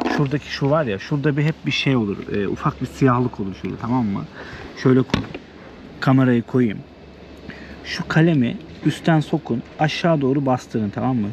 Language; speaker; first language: Turkish; native; Turkish